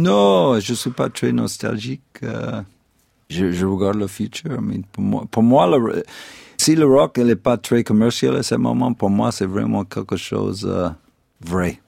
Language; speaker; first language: French; non-native, fluent; English